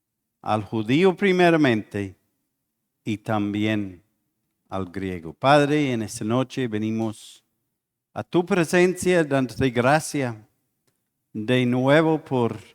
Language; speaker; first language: Spanish; non-native, fluent; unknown